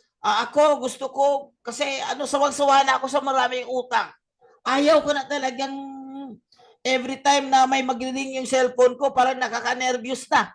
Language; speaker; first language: Filipino; non-native, local second language; Cebuano